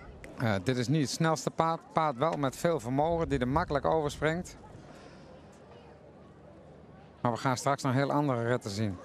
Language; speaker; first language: Dutch; native; Dutch